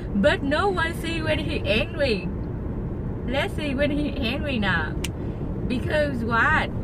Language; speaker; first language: English; non-native, learner; Vietnamese